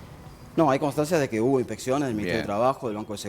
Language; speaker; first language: Spanish; native; Spanish